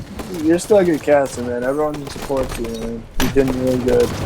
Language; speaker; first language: English; native; English